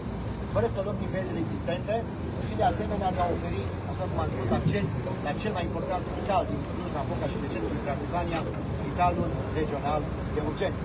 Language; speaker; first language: Romanian; native; Romanian